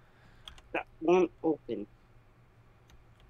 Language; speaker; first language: English; native; English